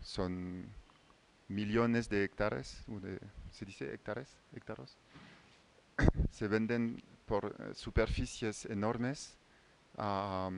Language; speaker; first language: Spanish; non-native, fluent; French